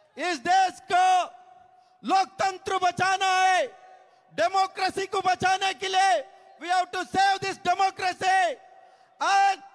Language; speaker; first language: Hindi; non-native, local second language; Kannada